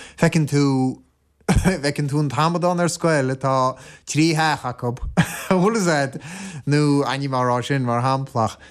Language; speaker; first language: Irish; native; Irish